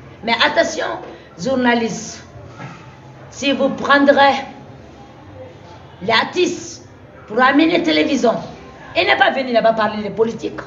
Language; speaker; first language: French; non-native, local second language; Susu